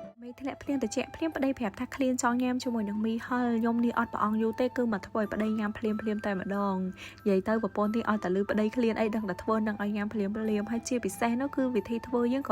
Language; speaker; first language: Khmer; native; Khmer